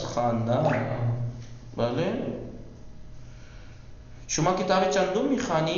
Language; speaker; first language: Persian; non-native, fluent; Urdu